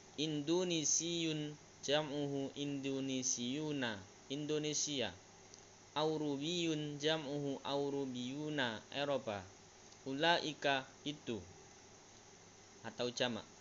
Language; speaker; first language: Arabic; non-native, learner; Indonesian